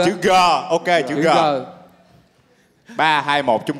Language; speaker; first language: Vietnamese; native; Vietnamese